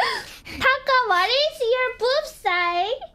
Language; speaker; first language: English; non-native, learner; Korean